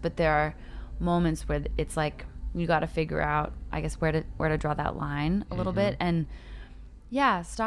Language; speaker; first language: English; native; English